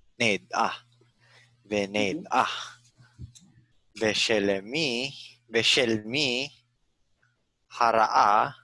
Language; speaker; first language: Hebrew; non-native, learner; English